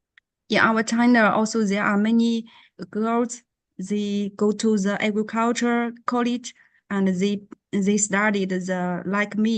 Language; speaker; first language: English; non-native, learner; Chinese